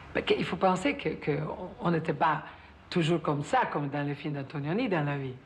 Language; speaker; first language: French; non-native, fluent; Italian